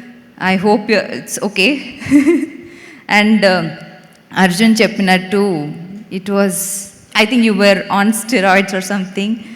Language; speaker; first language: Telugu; non-native, learner; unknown